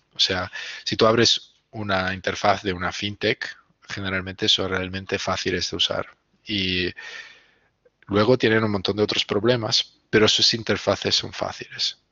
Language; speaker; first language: Spanish; non-native, fluent; Italian